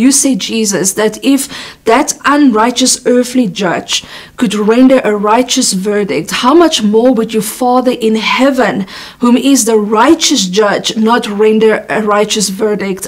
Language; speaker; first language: English; non-native, local second language; Afrikaans